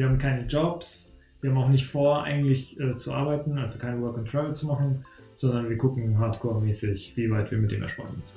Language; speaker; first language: German; native; German